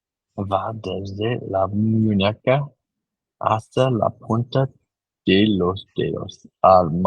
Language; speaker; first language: Spanish; non-native, learner; English